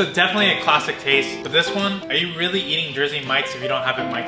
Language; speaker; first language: English; native; English